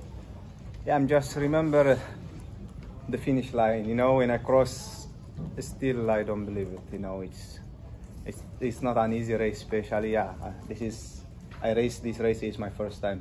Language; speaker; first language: English; non-native, learner; Tigrinya